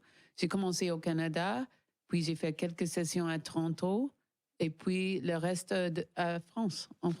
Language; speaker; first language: French; non-native, learner; English